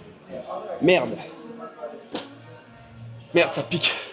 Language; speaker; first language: French; native; French